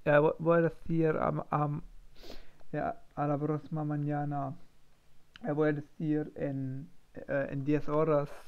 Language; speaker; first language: Spanish; non-native, learner; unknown